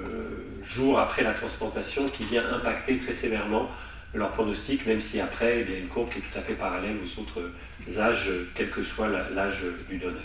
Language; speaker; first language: French; native; French